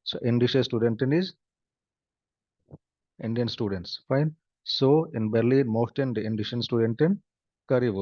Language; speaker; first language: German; non-native, fluent; Hindi